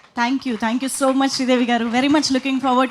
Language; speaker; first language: Telugu; native; Telugu